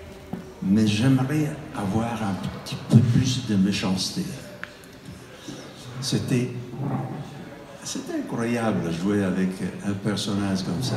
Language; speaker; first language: French; non-native, fluent; Italian